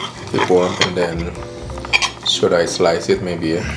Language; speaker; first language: English; non-native, fluent; Indonesian